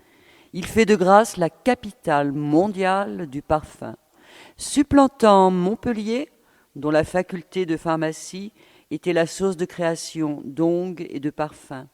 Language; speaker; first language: French; native; French